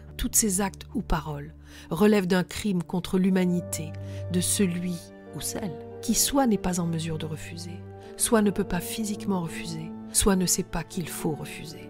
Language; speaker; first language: French; native; French